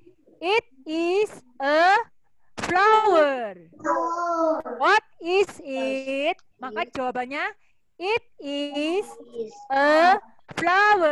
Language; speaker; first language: English; non-native, fluent; Indonesian